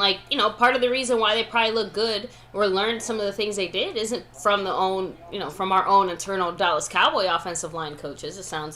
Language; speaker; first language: English; native; English